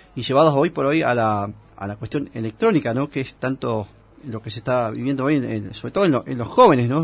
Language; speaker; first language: Spanish; native; Spanish